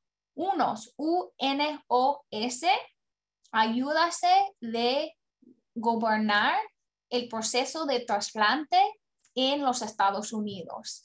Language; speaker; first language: Spanish; non-native, learner; English